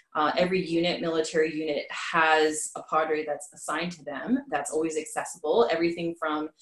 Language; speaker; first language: English; native; English